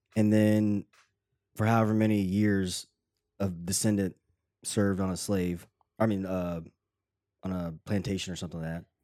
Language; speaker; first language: English; early bilingual, other home language; Filipino